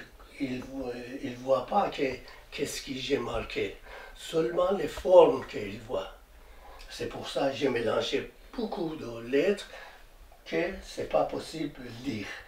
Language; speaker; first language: French; non-native, learner; Persian